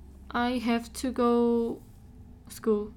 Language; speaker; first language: English; non-native, learner; Korean